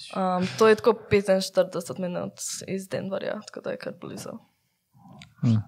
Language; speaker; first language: Slovenian; early bilingual, heritage; English